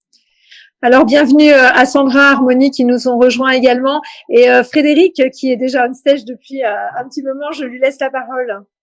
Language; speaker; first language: French; native; French